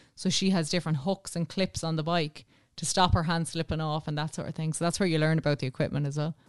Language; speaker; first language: English; native; English